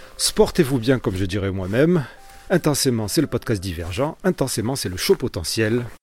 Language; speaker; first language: French; native; French